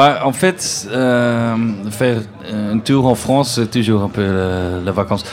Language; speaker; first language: French; non-native, local second language; Dutch